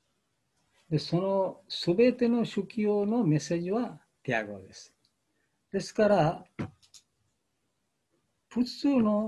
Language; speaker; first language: Japanese; non-native, fluent; Bangla